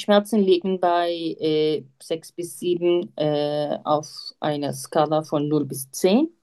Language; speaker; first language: German; non-native, learner; Turkish